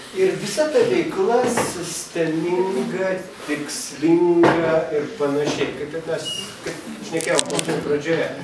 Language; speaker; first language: Lithuanian; native; Lithuanian